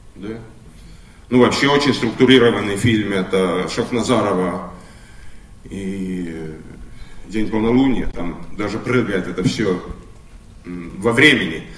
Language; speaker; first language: Russian; non-native, local second language; Estonian